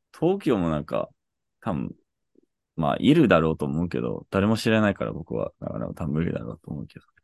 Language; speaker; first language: Japanese; non-native, fluent; English